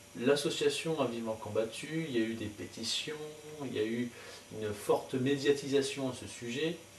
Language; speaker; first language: French; native; French